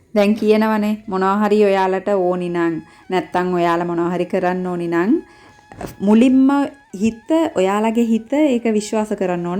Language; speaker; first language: Sinhala; non-native, local second language; Tamil